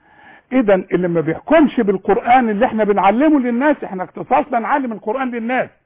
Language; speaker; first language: Arabic; native; Arabic